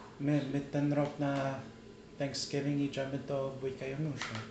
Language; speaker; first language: Polish; early bilingual, heritage; English